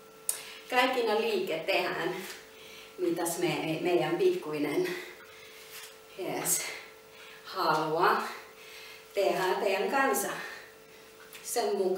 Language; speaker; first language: Finnish; non-native, learner; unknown